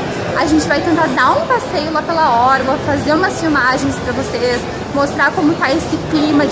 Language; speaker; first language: Portuguese; native; Portuguese